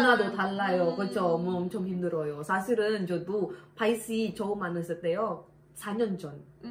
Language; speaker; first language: Korean; non-native, learner; Indonesian